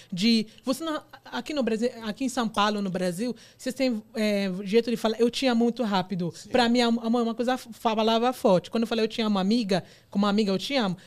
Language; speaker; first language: Portuguese; non-native, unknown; Yoruba